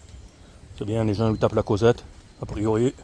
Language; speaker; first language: French; native; French